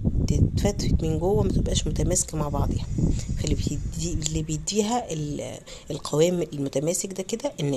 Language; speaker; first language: Arabic; native; Arabic